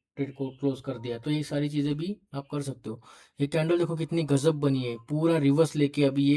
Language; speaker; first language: Hindi; non-native, local second language; Marathi